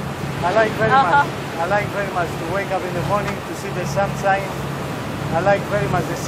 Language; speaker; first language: English; non-native, learner; Greek